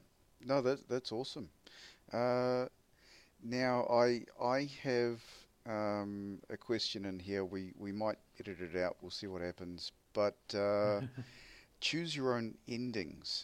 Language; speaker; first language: English; native; English